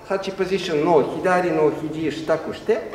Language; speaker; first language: Japanese; non-native, learner; Russian